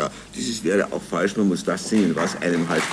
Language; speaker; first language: German; native; German